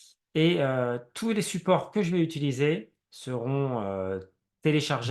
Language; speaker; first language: French; native; French